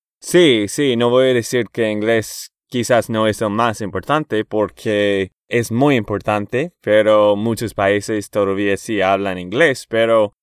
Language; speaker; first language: Spanish; non-native, fluent; English